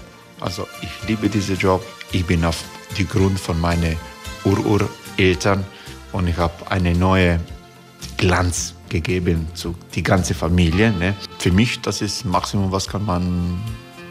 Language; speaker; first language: German; non-native, fluent; Croatian